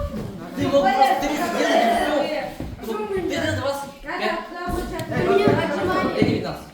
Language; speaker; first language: Russian; non-native, local second language; Yakut